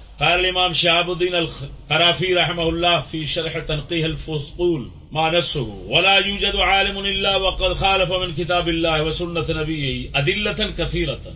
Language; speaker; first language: Arabic; non-native, fluent; Urdu